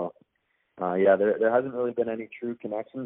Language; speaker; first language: English; native; English